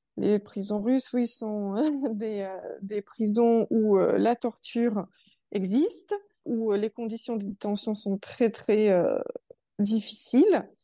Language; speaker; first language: French; early bilingual, other home language; Russian